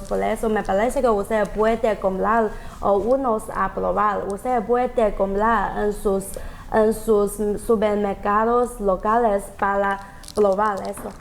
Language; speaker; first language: Spanish; non-native, learner; Chinese